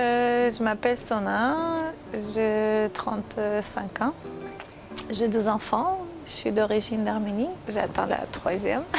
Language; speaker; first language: French; non-native, fluent; Armenian